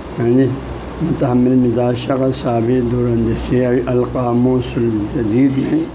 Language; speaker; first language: Urdu; non-native, local second language; Balti